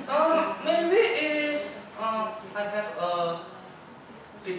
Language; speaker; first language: English; non-native, learner; Indonesian